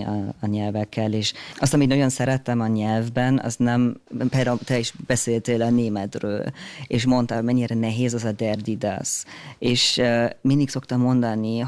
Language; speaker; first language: Hungarian; early bilingual, heritage; German